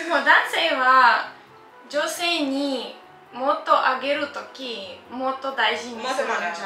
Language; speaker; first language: Japanese; non-native, learner; Russian